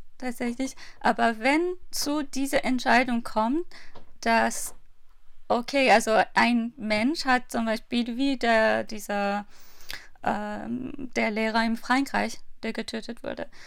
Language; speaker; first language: German; non-native, fluent; Persian